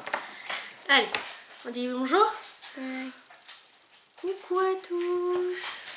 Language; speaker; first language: French; native; French